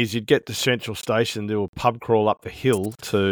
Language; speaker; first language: English; native; English